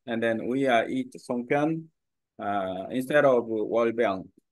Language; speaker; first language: English; non-native, learner; Korean